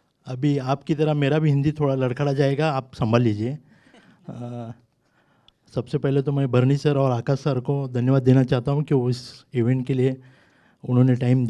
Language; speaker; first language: Hindi; non-native, local second language; Marathi